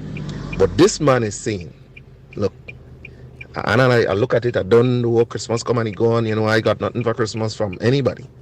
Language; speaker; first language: English; native; English